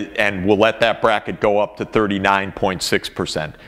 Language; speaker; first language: English; native; English